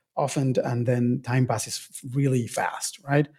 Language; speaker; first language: English; non-native, fluent; Spanish